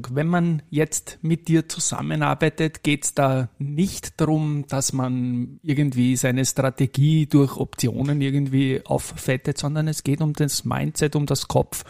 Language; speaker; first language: German; native; German